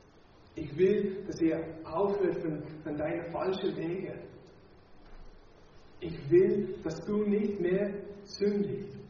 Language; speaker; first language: German; non-native, fluent; English